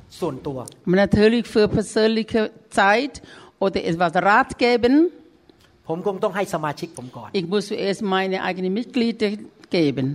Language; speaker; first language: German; non-native, learner; Thai